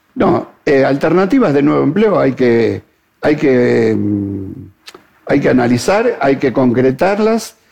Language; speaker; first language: Spanish; native; Spanish